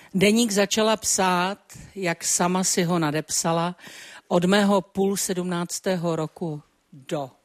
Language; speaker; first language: Czech; native; Czech